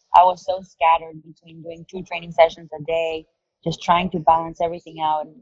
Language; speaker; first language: English; non-native, fluent; Spanish